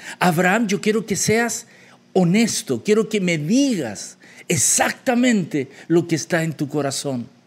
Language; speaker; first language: Spanish; native; Spanish